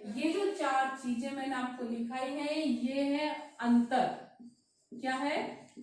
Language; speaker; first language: Hindi; native; Hindi